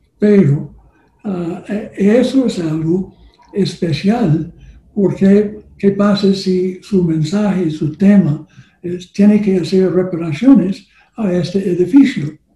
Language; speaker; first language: Spanish; non-native, learner; English